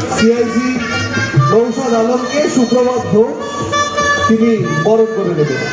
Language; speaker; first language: Bangla; native; Bangla